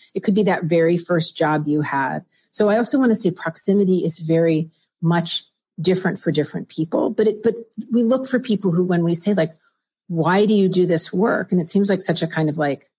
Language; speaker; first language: English; native; English